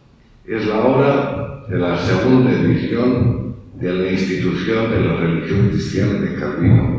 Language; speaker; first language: Spanish; native; Spanish